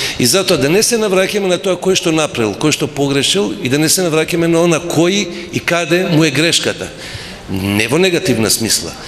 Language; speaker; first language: Macedonian; non-native, local second language; Albanian